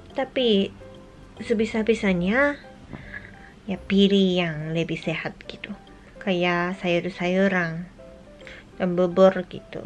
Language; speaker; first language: Indonesian; non-native, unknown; Japanese